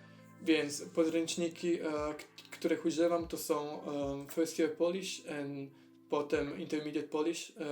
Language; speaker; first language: Polish; non-native, fluent; Italian